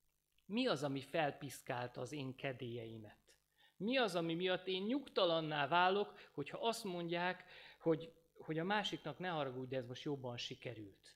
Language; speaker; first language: Hungarian; native; Hungarian